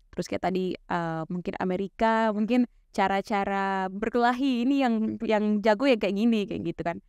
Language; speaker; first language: Indonesian; native; Indonesian